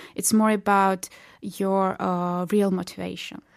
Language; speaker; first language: English; non-native, fluent; Belarusian